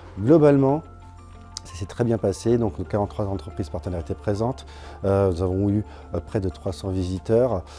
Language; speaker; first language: French; native; French